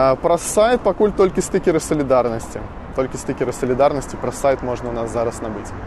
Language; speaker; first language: Belarusian; non-native, local second language; Russian